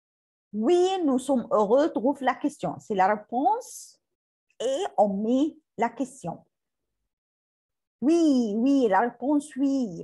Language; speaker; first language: French; non-native, learner; Arabic